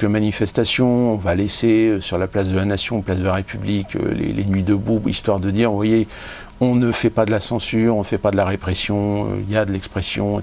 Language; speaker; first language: French; native; French